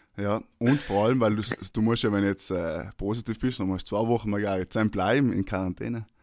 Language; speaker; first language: German; native; German